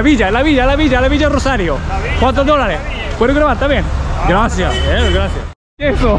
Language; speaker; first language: Spanish; non-native, learner; Japanese